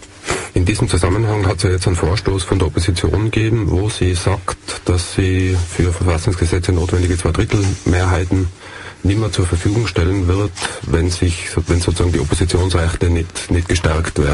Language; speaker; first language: German; native; German